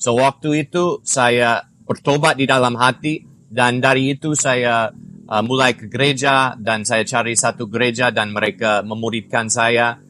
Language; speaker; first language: Indonesian; non-native, fluent; English